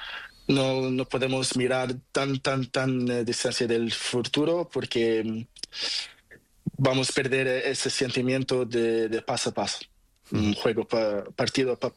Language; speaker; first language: Spanish; non-native, learner; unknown